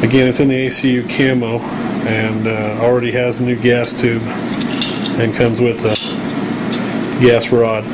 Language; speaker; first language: English; native; English